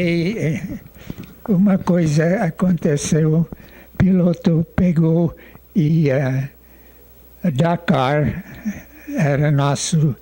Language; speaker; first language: Portuguese; non-native, fluent; English